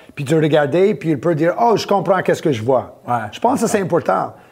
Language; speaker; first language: French; native; French